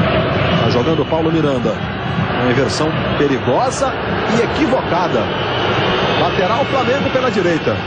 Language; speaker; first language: Portuguese; native; Portuguese